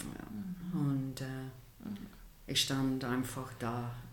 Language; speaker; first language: German; non-native, fluent; English